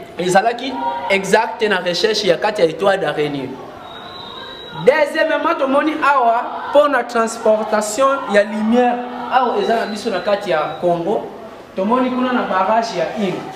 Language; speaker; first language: Lingala; non-native, local second language; Kongo